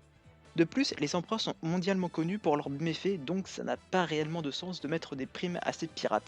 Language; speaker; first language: French; native; French